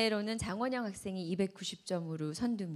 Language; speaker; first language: Korean; native; Korean